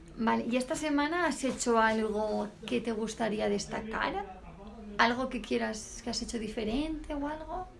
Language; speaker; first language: Spanish; native; Spanish